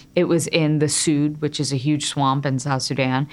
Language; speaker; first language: English; native; English